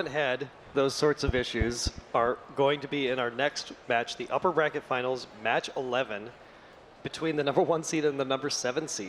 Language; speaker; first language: English; native; English